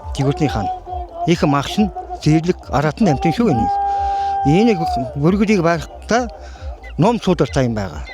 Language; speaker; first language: Mongolian; non-native, local second language; Kazakh